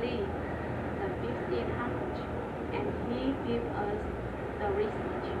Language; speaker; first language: English; non-native, learner; Vietnamese